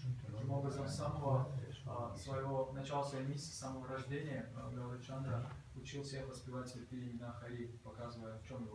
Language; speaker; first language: Russian; native; Russian